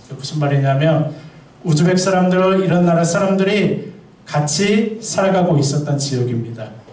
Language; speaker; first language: Korean; native; Korean